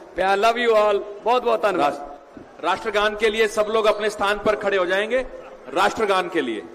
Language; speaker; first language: Hindi; non-native, local second language; Punjabi